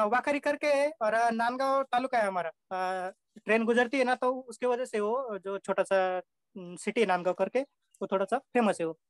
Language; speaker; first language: Hindi; non-native, local second language; Marathi